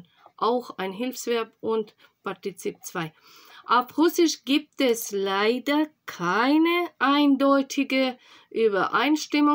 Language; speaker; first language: German; non-native, fluent; Russian